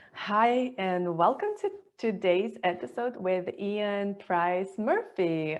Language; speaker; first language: English; non-native, fluent; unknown